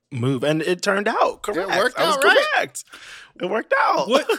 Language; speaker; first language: English; native; English